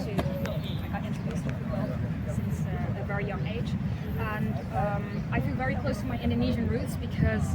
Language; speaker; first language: English; non-native, fluent; Dutch